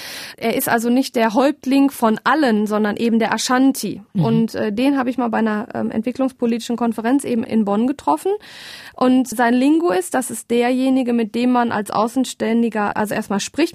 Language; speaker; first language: German; native; German